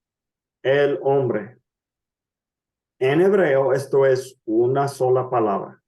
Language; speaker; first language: Spanish; non-native, fluent; English